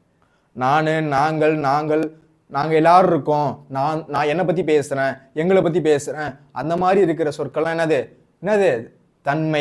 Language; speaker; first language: Tamil; native; Tamil